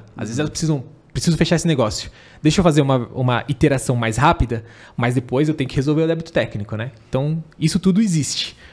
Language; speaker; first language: Portuguese; native; Portuguese